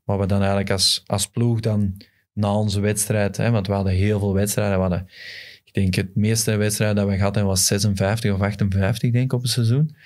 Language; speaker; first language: Dutch; native; Dutch